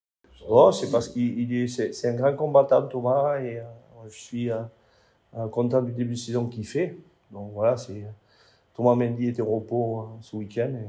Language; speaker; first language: French; native; French